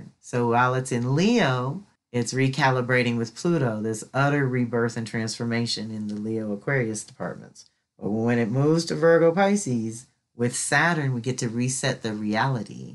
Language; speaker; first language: English; native; English